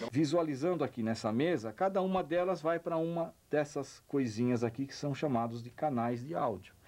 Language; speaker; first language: Portuguese; native; Portuguese